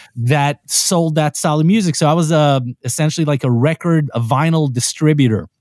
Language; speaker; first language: English; non-native, fluent; Hebrew